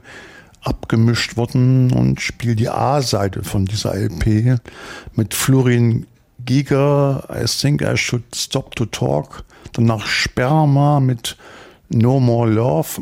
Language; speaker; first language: German; native; German